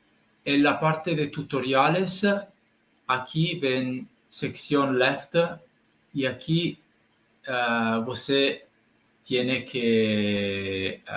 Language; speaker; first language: Spanish; non-native, learner; Italian